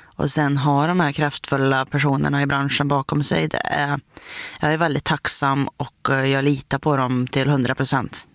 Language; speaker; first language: Swedish; native; Swedish